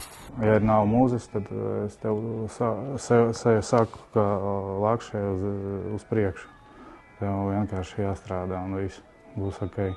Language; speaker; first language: Latvian; non-native, local second language; Russian